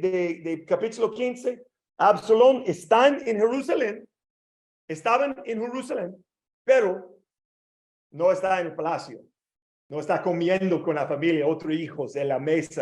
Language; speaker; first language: Spanish; non-native, learner; English